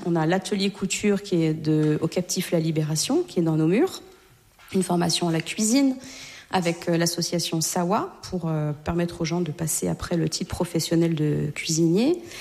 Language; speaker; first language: French; native; French